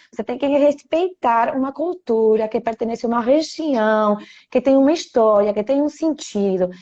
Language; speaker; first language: Portuguese; non-native, fluent; Spanish